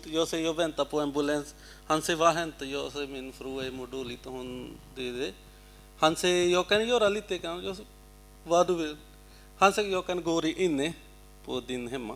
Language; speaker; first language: Swedish; non-native, learner; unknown